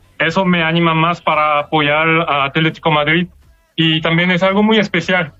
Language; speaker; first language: Spanish; non-native, fluent; Korean